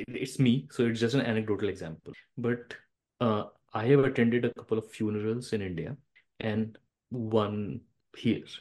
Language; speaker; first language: Hindi; non-native, local second language; Bangla